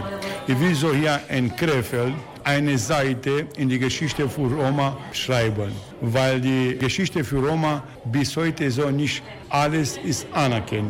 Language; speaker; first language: German; non-native, learner; Romanian